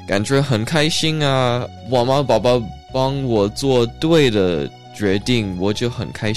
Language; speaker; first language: Chinese; early bilingual, heritage; Chinese